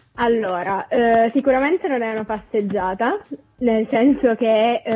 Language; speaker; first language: Italian; native; Italian